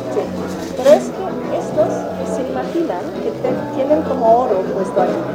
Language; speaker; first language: Spanish; non-native, fluent; German